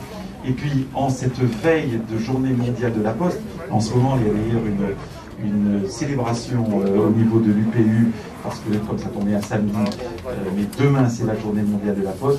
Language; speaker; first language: French; native; French